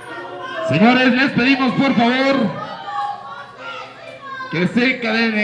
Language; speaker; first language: Spanish; native; Spanish